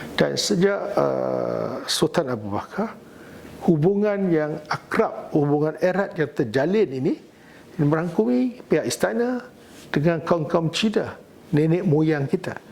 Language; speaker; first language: Malay; non-native, local second language; Chinese